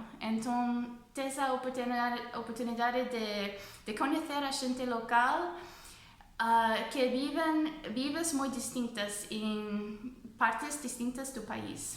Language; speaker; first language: Portuguese; non-native, fluent; English